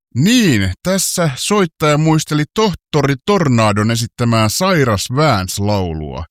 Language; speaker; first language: Finnish; native; Finnish